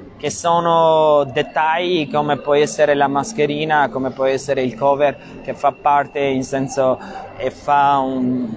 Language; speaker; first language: Italian; non-native, fluent; Albanian